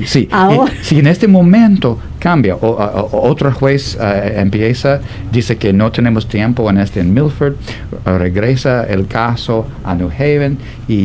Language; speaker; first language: Spanish; non-native, fluent; English